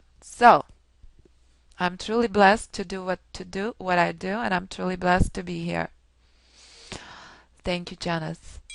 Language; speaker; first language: English; non-native, fluent; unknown